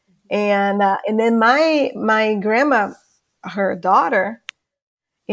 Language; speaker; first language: English; non-native, fluent; Portuguese